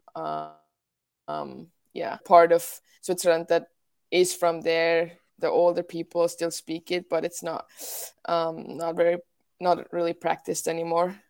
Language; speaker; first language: English; non-native, fluent; Swiss German